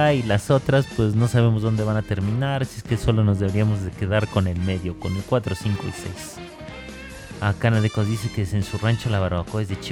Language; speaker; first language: Spanish; native; Spanish